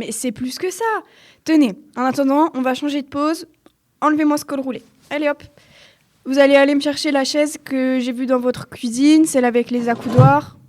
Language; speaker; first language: French; native; French